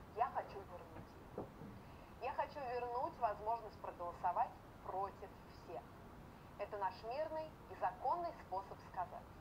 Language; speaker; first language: Russian; native; Russian